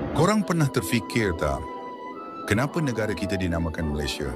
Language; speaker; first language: Malay; native; Malay